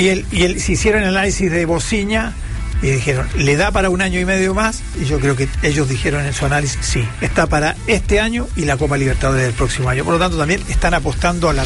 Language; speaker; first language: Spanish; native; Spanish